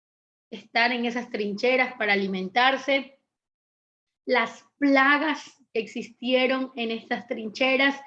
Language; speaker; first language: Spanish; native; Spanish